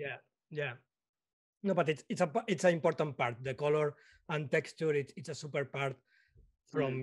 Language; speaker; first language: English; non-native, learner; Spanish